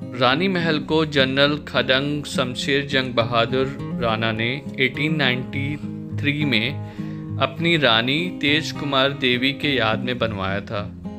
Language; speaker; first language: Hindi; native; Hindi